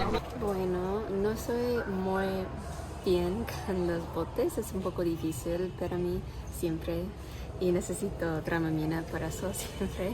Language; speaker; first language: Spanish; non-native, learner; English